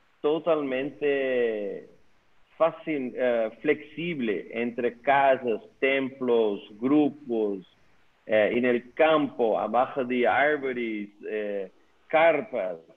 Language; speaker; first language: Spanish; non-native, learner; Dutch